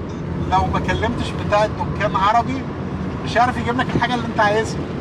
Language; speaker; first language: Arabic; native; Arabic